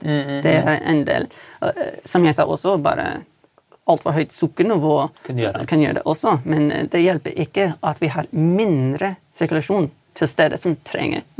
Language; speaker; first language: Norwegian; non-native, fluent; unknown